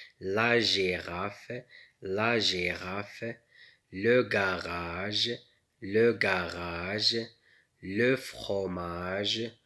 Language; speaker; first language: French; non-native, local second language; Arabic